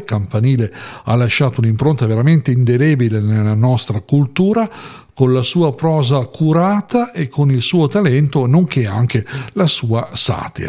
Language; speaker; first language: Italian; native; Italian